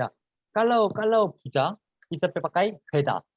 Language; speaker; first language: Indonesian; non-native, fluent; Korean